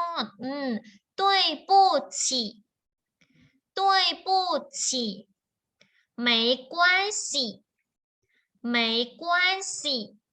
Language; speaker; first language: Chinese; non-native, fluent; Thai